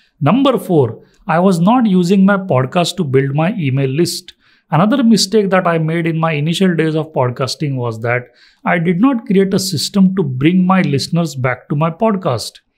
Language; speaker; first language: English; non-native, local second language; Marathi